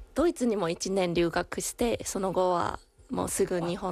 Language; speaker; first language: Japanese; non-native, fluent; Chinese